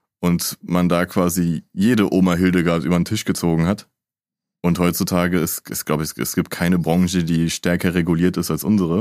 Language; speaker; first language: German; native; German